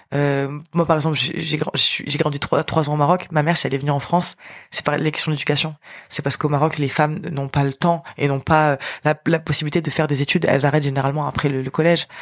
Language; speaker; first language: French; early bilingual, other home language; Arabic